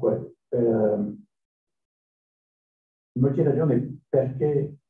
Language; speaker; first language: Italian; non-native, learner; French